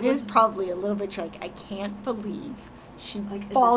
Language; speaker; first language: English; native; English